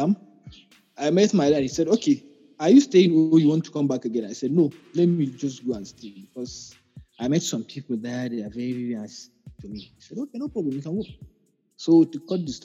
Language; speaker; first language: English; non-native, local second language; Hausa